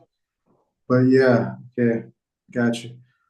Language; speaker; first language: English; non-native, fluent; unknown